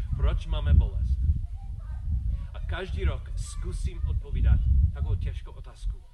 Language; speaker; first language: Czech; non-native, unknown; English